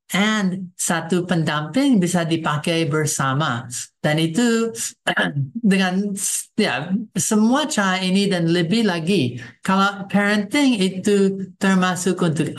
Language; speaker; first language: Indonesian; non-native, fluent; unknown